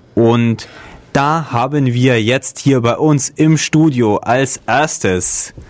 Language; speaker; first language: German; native; German